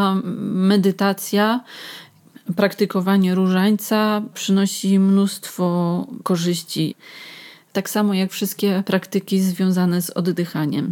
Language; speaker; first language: Polish; native; Polish